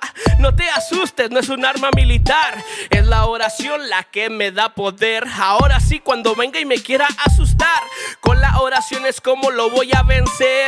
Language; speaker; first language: Spanish; native; Spanish